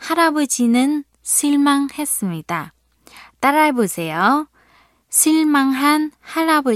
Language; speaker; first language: Korean; non-native, fluent; Vietnamese